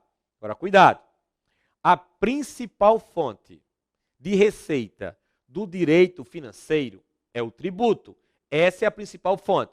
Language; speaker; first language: Portuguese; native; Portuguese